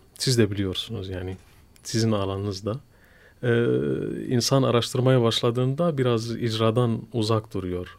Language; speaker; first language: Turkish; non-native, fluent; Kurdish